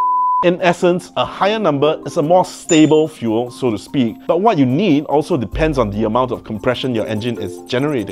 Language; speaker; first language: English; native; English